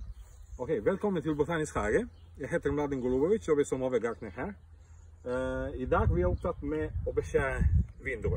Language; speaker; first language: Norwegian; non-native, fluent; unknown